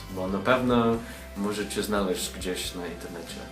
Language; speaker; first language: Polish; non-native, learner; English